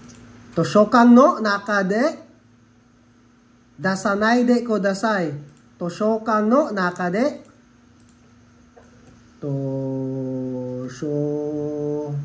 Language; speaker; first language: Japanese; non-native, fluent; Filipino